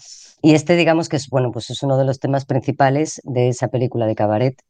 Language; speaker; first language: Spanish; native; Spanish